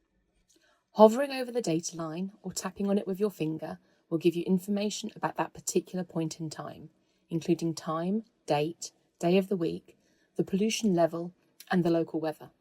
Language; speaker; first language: English; native; English